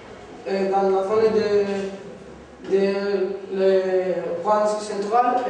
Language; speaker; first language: French; non-native, learner; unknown